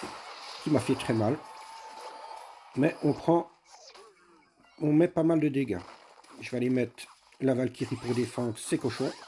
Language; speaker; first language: French; native; French